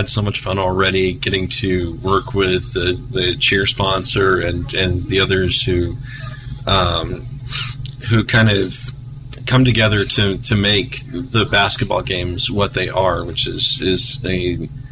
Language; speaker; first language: English; native; English